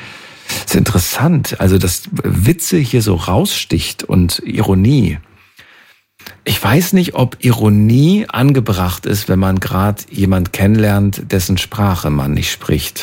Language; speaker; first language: German; native; German